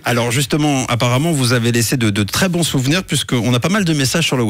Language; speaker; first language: French; native; French